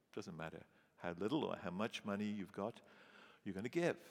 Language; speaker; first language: English; native; English